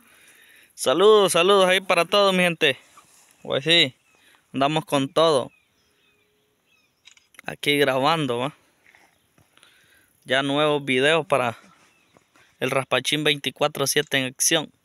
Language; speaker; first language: Spanish; native; Spanish